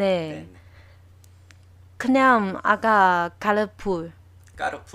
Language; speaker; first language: Korean; non-native, learner; Chinese